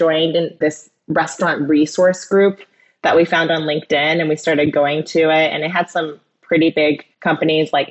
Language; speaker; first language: English; native; English